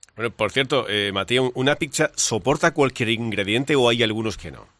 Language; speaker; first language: Spanish; native; Spanish